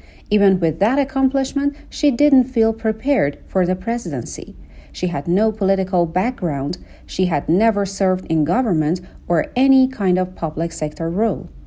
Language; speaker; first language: English; non-native, fluent; Persian